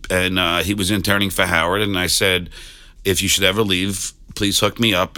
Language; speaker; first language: English; native; English